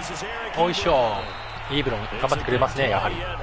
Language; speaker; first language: Japanese; native; Japanese